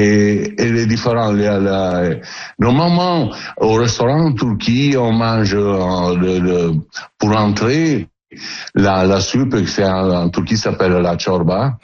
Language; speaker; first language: French; non-native, learner; Italian